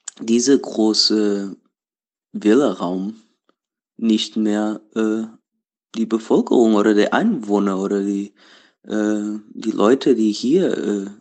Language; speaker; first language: German; non-native, learner; Portuguese